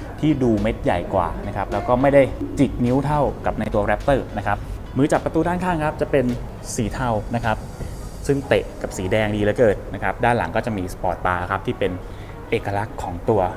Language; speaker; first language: Thai; native; Thai